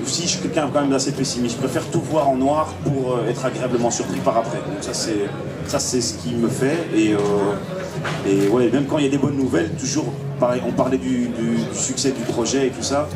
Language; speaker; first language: French; native; French